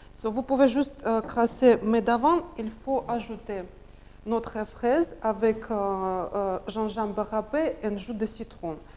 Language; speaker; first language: French; non-native, learner; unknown